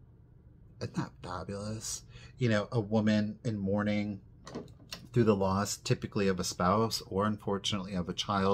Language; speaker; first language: English; native; English